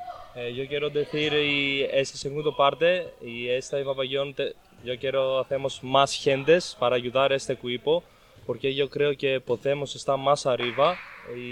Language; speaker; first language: Spanish; non-native, learner; Greek